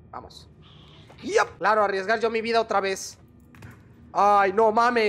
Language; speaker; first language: Spanish; native; Spanish